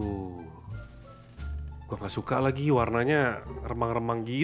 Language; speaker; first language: Indonesian; native; Indonesian